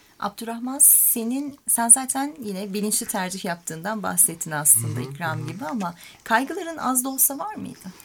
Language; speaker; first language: Turkish; native; Turkish